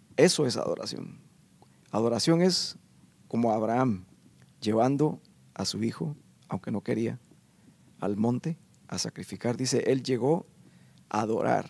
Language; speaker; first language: Spanish; native; Spanish